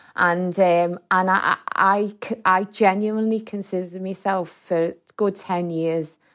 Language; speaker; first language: English; native; English